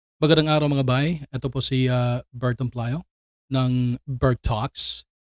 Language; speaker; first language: Filipino; non-native, local second language; Cebuano